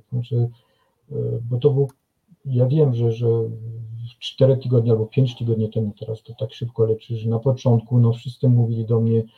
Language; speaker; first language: Polish; non-native, fluent; French